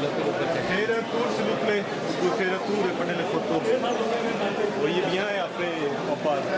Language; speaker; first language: French; non-native, learner; Hindi